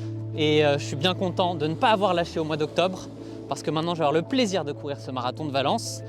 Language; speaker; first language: French; native; French